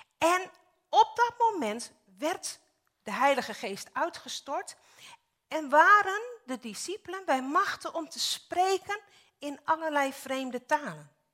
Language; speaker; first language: Dutch; native; Dutch